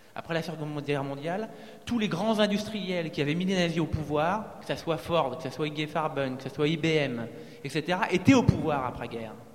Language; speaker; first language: French; native; French